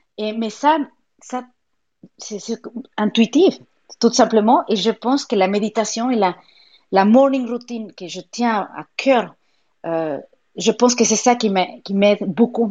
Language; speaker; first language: French; non-native, fluent; Spanish